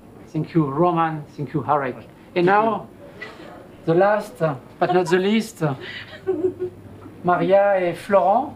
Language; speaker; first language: English; non-native, fluent; French